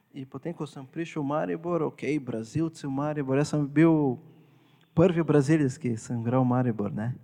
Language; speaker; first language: Slovenian; non-native, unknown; Portuguese